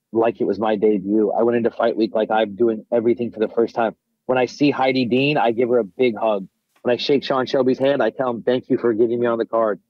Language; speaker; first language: English; native; English